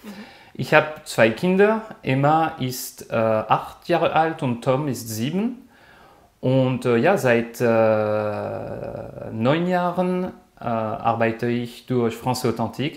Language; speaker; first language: German; non-native, learner; French